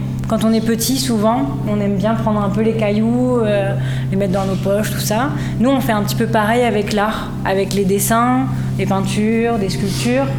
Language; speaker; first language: French; native; French